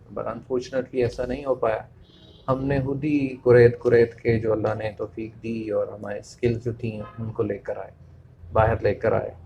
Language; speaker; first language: Urdu; non-native, local second language; Punjabi